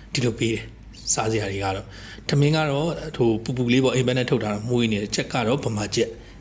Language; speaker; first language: Burmese; native; Burmese